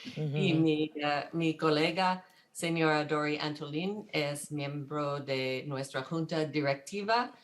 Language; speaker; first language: Spanish; non-native, fluent; English